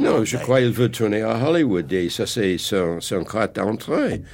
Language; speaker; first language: French; non-native, fluent; English